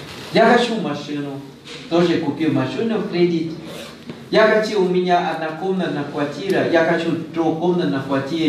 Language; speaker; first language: Russian; non-native, fluent; Thai